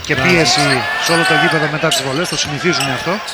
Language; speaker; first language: Greek; native; Greek